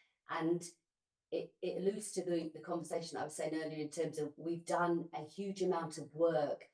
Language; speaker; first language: English; native; English